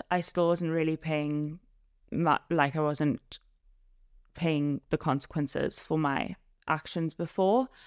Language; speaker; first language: English; native; English